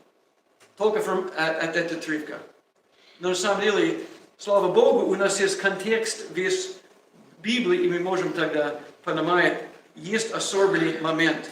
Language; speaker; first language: Russian; non-native, learner; English